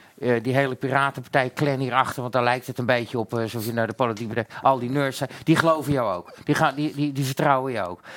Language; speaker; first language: Dutch; native; Dutch